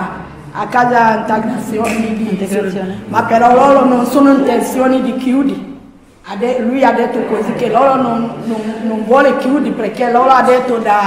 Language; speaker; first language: Italian; non-native, learner; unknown